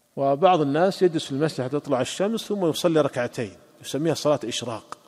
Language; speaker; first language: Arabic; native; Arabic